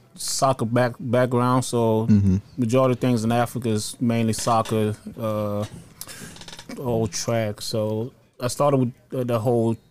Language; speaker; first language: English; early bilingual, other home language; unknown